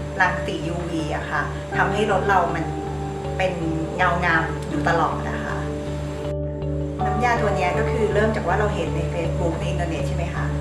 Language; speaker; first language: Thai; native; Thai